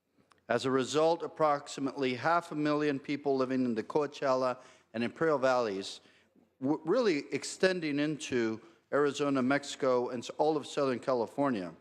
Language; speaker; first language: English; native; English